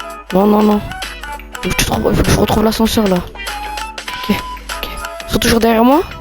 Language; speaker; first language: French; native; French